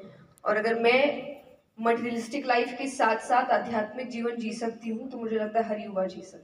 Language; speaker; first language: Hindi; non-native, local second language; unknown